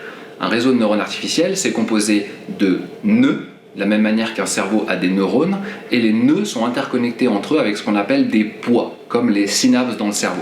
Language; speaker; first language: French; native; French